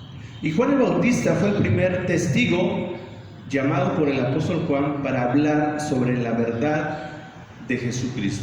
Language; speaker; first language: Spanish; native; Spanish